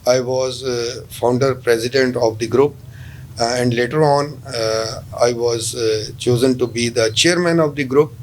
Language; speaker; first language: English; non-native, local second language; Urdu